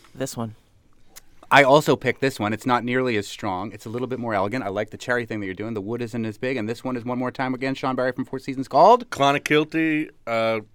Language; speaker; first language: English; native; English